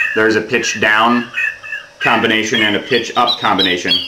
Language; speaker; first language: English; native; English